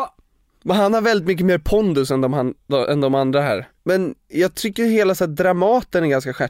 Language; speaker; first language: Swedish; native; Swedish